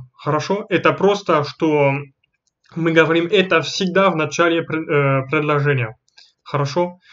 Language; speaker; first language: Russian; non-native, fluent; French